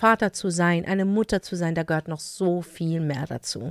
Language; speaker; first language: German; native; German